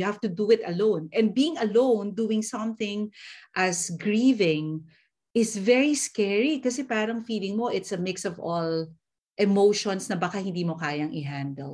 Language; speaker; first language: English; non-native, local second language; Filipino